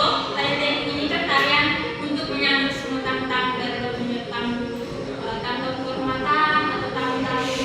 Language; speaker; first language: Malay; non-native, local second language; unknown